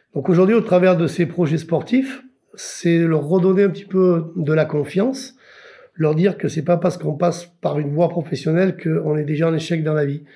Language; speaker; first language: French; native; French